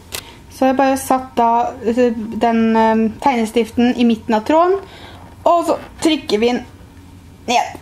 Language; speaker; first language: Norwegian; native; Norwegian